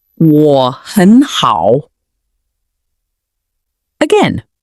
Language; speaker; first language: Chinese; non-native, learner; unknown